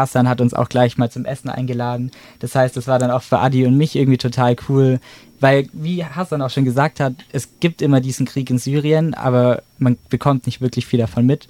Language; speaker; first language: German; native; German